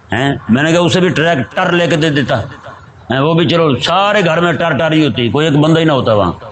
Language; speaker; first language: Urdu; non-native, local second language; Punjabi